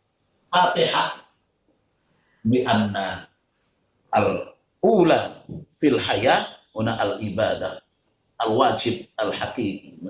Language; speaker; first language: Arabic; non-native, fluent; Indonesian